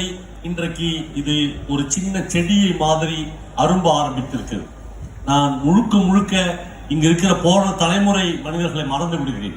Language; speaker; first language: Tamil; native; Tamil